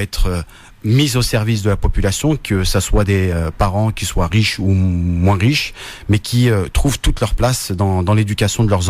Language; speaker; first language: French; native; French